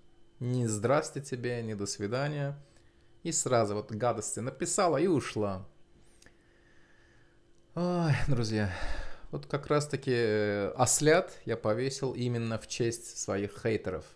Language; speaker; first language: Russian; non-native, fluent; Azerbaijani